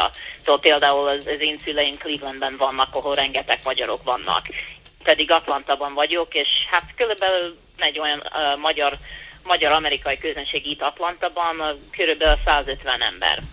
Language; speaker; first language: Hungarian; early bilingual, heritage; Hungarian